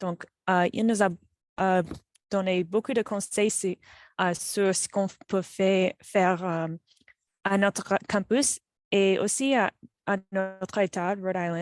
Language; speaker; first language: French; non-native, fluent; English